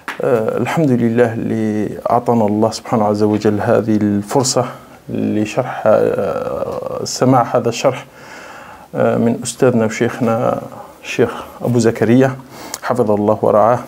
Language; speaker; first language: Arabic; non-native, fluent; French